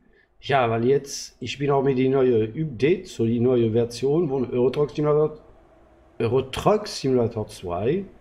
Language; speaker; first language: German; non-native, learner; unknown